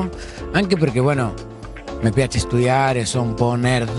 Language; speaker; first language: Italian; non-native, learner; Spanish